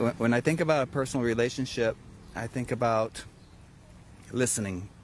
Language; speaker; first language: English; native; English